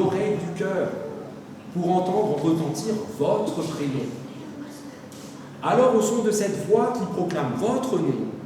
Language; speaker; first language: French; native; French